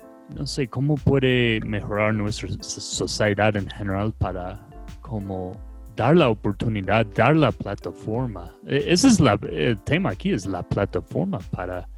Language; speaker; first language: Spanish; non-native, fluent; English